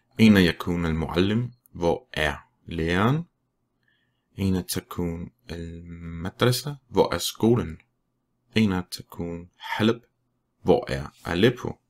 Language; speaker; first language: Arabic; non-native, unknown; Danish